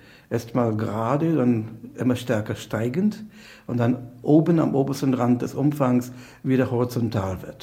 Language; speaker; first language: German; non-native, fluent; English